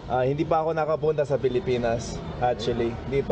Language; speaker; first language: Filipino; non-native, fluent; English